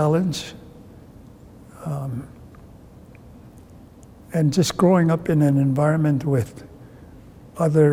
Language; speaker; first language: English; non-native, fluent; Cree